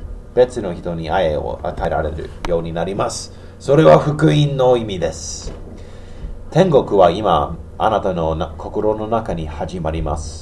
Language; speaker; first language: Japanese; non-native, learner; English